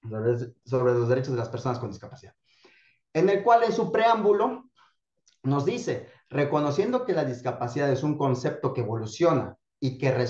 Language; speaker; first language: Spanish; native; Spanish